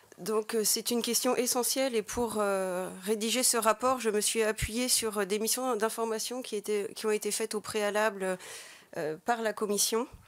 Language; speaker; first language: French; native; French